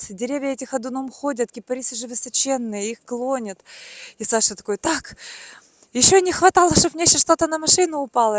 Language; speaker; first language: Russian; native; Russian